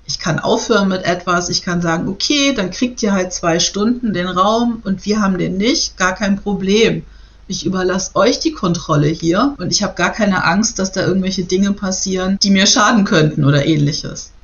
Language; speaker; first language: German; native; German